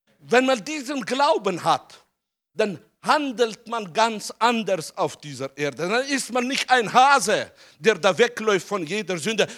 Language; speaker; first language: German; non-native, fluent; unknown